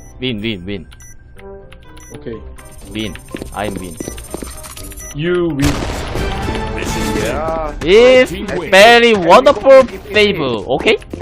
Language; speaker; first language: English; non-native, learner; Korean